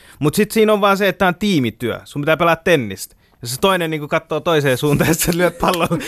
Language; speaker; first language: Finnish; early bilingual, other home language; Bangla